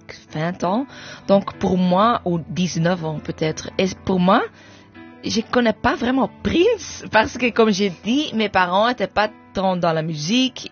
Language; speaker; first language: French; non-native, fluent; English